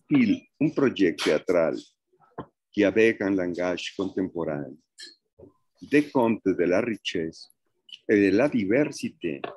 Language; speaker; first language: French; non-native, fluent; Spanish